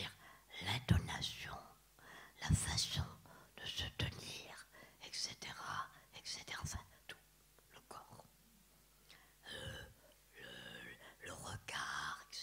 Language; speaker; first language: French; native; French